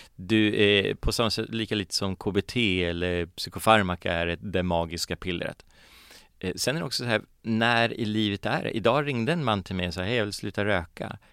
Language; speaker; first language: Swedish; early bilingual, other home language; Polish